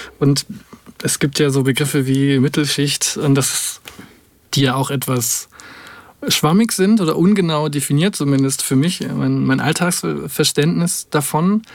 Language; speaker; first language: German; native; German